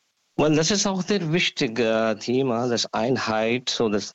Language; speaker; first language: German; non-native, learner; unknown